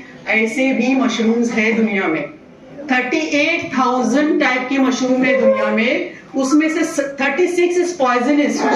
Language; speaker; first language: Hindi; native; Hindi